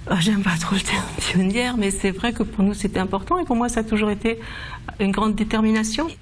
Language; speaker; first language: French; non-native, local second language; Swiss German